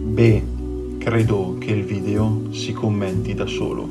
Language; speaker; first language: Italian; native; Italian